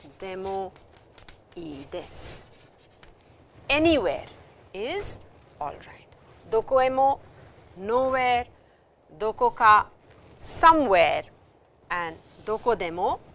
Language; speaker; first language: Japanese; non-native, fluent; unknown